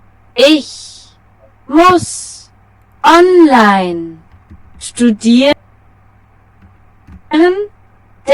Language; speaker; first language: German; non-native, learner; Bangla